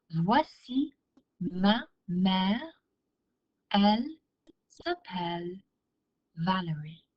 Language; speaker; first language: French; non-native, fluent; English